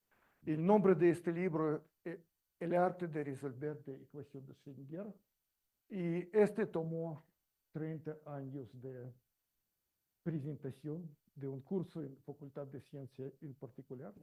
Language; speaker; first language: Spanish; non-native, learner; Russian